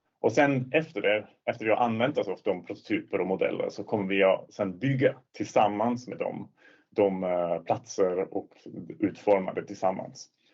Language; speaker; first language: Swedish; non-native, fluent; Swiss German